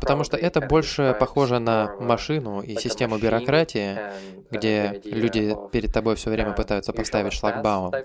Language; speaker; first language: Russian; non-native, fluent; English